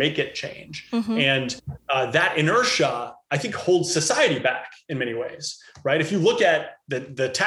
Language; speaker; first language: English; native; English